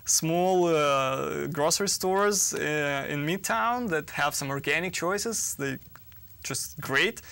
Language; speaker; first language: English; non-native, fluent; Russian